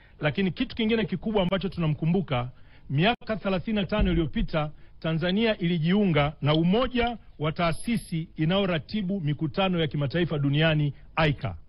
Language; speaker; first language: Swahili; native; Swahili